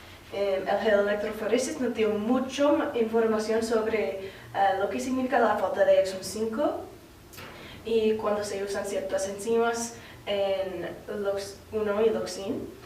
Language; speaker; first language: Spanish; non-native, learner; English